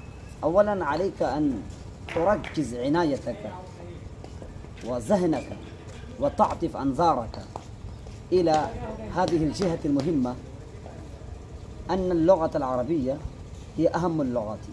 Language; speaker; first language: Arabic; non-native, fluent; Urdu